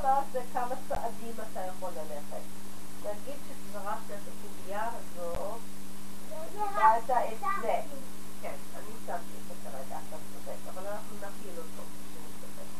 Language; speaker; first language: Hebrew; native; Hebrew